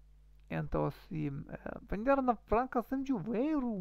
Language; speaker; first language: Portuguese; non-native, learner; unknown